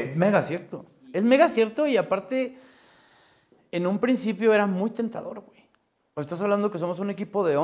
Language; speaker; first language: Spanish; native; Spanish